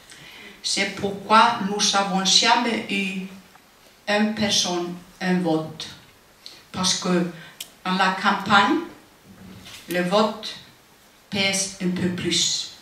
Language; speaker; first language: French; non-native, fluent; Icelandic